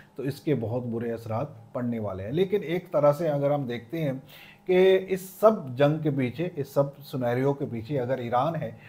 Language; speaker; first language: Urdu; non-native, local second language; Punjabi